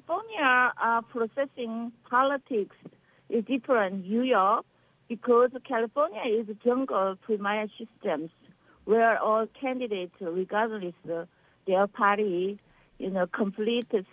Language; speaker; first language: English; non-native, learner; Korean